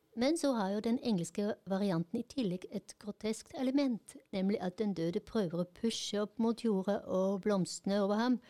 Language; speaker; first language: Norwegian; non-native, fluent; German